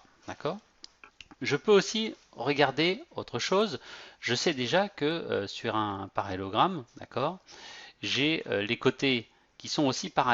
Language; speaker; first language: French; native; French